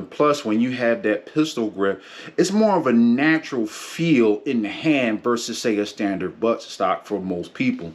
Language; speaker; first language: English; native; English